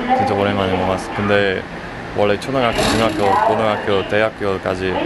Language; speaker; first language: Korean; non-native, learner; English